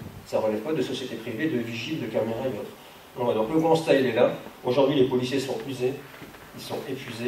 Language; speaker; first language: French; native; French